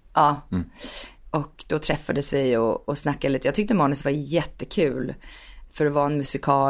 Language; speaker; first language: Swedish; early bilingual, heritage; Swedish